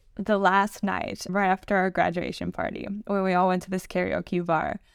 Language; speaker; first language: English; non-native, fluent; Spanish